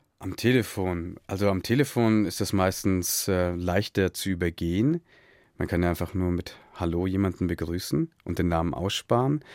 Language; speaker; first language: German; early bilingual, other home language; Tamil